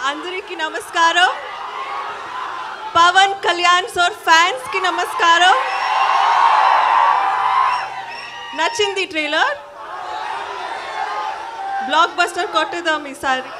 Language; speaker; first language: Telugu; non-native, learner; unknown